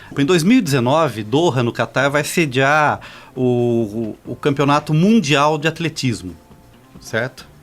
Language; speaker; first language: Portuguese; native; Portuguese